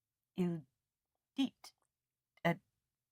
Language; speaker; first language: French; non-native, learner; English